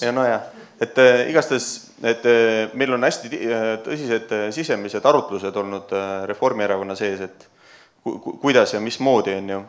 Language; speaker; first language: Estonian; native; Estonian